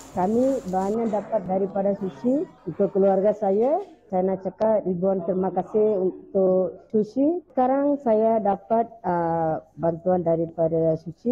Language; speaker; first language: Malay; non-native, local second language; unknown